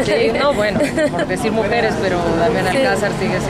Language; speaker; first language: Spanish; native; Spanish